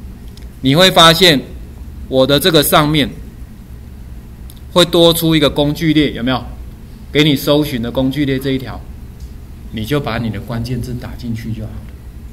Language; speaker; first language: Chinese; native; Chinese